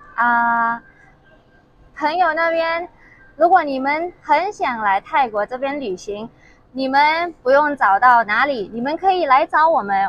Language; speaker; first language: Chinese; non-native, fluent; Thai